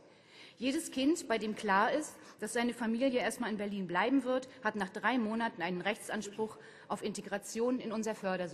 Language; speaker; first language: German; native; German